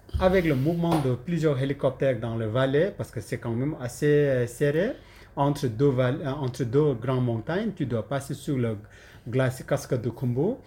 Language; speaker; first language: French; non-native, learner; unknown